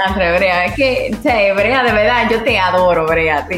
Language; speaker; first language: Spanish; native; Spanish